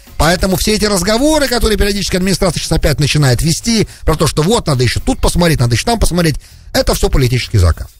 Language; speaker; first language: Russian; native; Russian